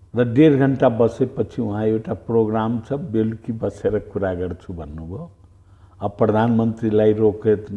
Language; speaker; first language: Nepali; non-native, local second language; Bhojpuri